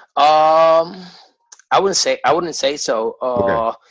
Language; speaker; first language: English; non-native, fluent; Spanish